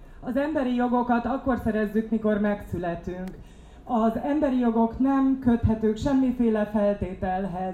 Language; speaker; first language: Hungarian; non-native, fluent; English